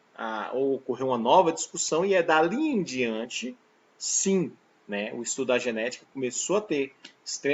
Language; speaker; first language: Portuguese; native; Portuguese